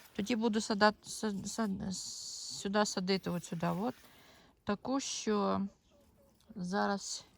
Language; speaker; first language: Ukrainian; non-native, local second language; Russian